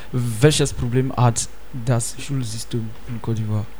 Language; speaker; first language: German; non-native, learner; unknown